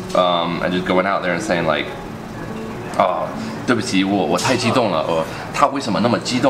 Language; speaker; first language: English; native; English